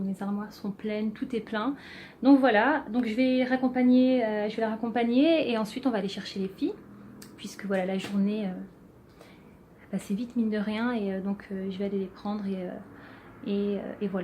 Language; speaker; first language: French; native; French